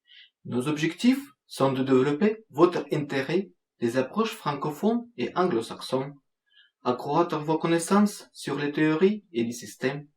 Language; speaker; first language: French; non-native, fluent; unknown